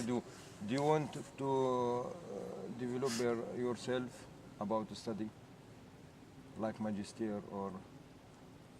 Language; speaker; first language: English; non-native, learner; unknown